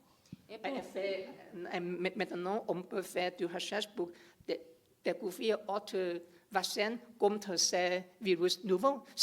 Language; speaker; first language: French; non-native, learner; English